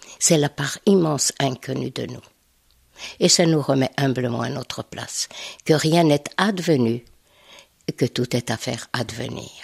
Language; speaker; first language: French; non-native, fluent; Hungarian